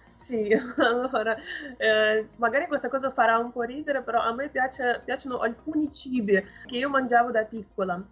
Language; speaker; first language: Italian; non-native, fluent; Russian